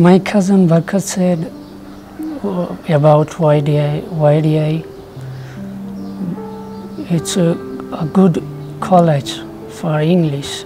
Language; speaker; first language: English; non-native, learner; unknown